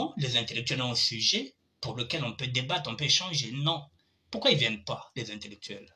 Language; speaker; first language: French; non-native, local second language; Lingala